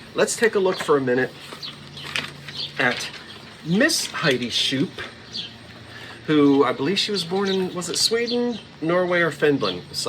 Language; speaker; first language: English; native; English